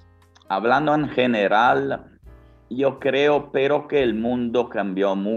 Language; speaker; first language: Spanish; non-native, fluent; Italian